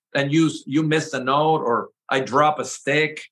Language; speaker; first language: English; early bilingual, other home language; Spanish